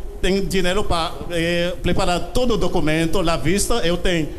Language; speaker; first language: Portuguese; non-native, learner; Haitian Creole